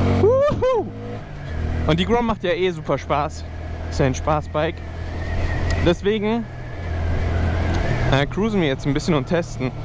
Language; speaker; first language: German; native; German